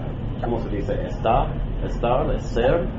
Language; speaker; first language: Spanish; non-native, learner; English